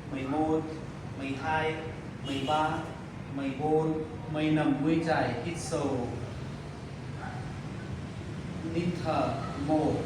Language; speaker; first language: Vietnamese; non-native, learner; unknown